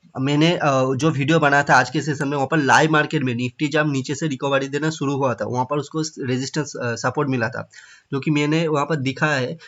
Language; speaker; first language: Hindi; non-native, local second language; Bangla